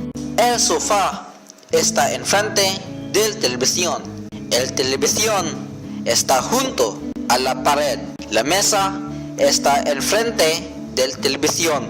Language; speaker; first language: Spanish; non-native, learner; Cebuano